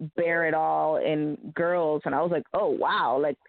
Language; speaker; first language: English; early bilingual, other home language; Spanish